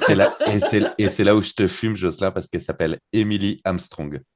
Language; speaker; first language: French; native; French